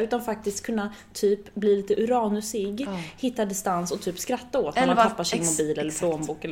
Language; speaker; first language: Swedish; native; Swedish